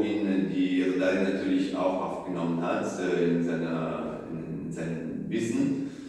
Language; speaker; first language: German; non-native, fluent; Italian